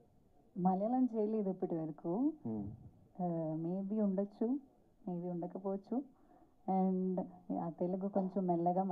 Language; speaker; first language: Telugu; non-native, learner; Malayalam